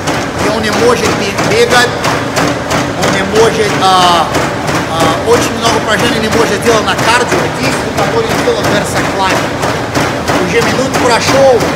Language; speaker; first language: Russian; non-native, learner; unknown